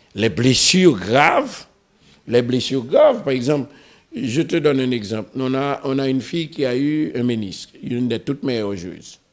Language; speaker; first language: French; non-native, local second language; Haitian Creole